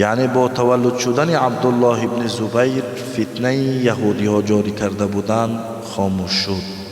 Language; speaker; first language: Persian; native; Persian